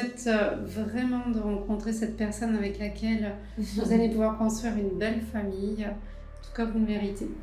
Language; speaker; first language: French; native; French